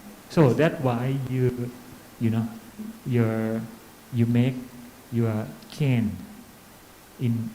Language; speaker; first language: English; non-native, fluent; Thai